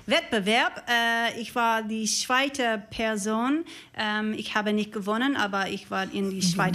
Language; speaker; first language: German; non-native, learner; English